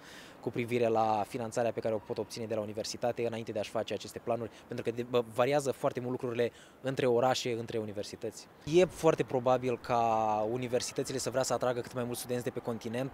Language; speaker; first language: Romanian; native; Romanian